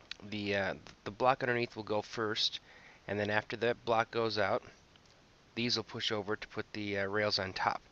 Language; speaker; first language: English; native; English